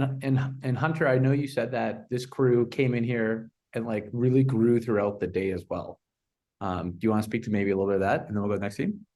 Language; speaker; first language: English; native; English